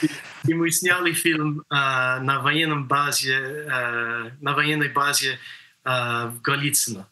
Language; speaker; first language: Russian; non-native, fluent; English